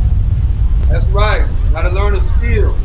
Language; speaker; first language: English; native; English